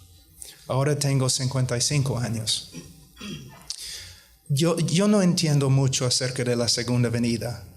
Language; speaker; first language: Spanish; non-native, fluent; English